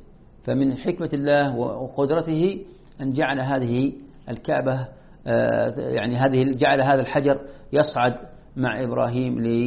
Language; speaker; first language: Arabic; native; Arabic